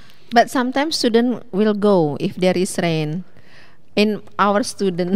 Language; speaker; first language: English; non-native, fluent; Indonesian